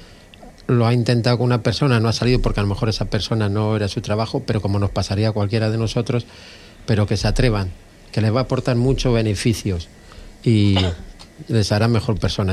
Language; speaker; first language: Spanish; native; Spanish